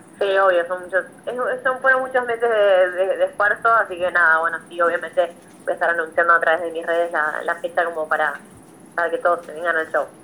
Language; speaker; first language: Spanish; early bilingual, other home language; English